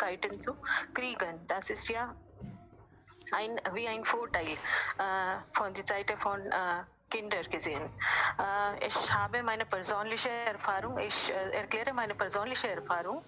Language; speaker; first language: German; non-native, learner; Hindi